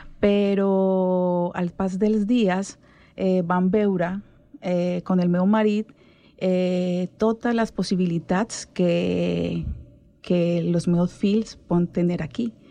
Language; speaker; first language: Catalan; non-native, learner; Spanish